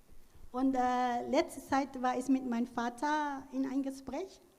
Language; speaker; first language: German; non-native, learner; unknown